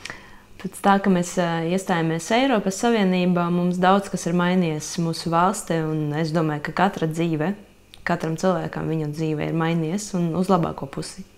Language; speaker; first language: Latvian; non-native, local second language; Russian